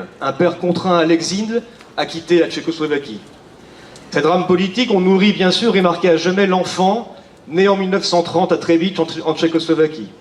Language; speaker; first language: French; native; French